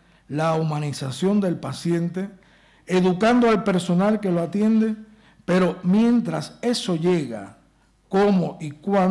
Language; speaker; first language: Spanish; native; Spanish